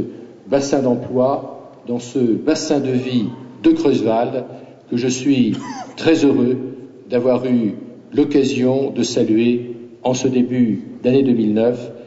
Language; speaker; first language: French; native; French